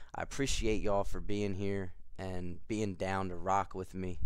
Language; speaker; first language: English; native; English